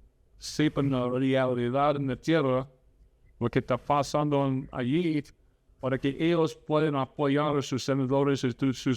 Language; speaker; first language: Spanish; non-native, fluent; English